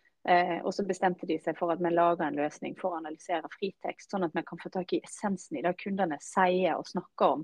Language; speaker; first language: Norwegian; native; Norwegian